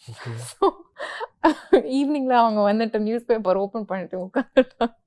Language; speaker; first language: Tamil; non-native, local second language; Kannada